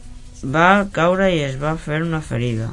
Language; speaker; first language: Catalan; non-native, local second language; Spanish